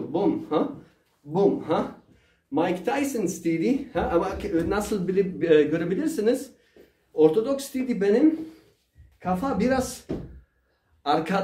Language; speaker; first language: Turkish; non-native, learner; Arabic